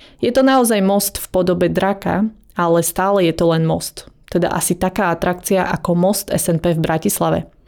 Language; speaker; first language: Slovak; native; Slovak